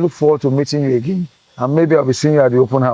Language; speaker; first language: English; non-native, local second language; Igbo